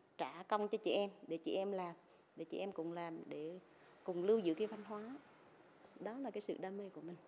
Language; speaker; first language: Vietnamese; non-native, local second language; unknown